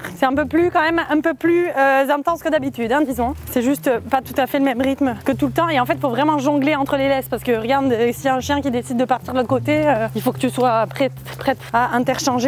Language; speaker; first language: French; native; French